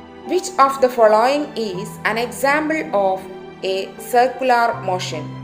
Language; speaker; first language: English; non-native, local second language; Malayalam